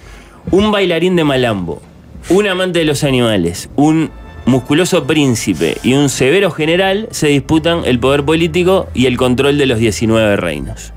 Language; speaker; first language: Spanish; native; Spanish